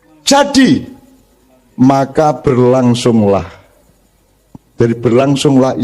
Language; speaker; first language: Indonesian; native; Indonesian